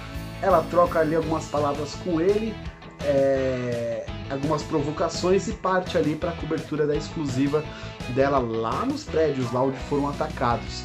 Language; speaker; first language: Portuguese; native; Portuguese